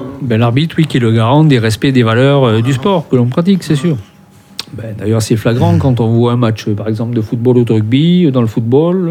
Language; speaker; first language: French; native; French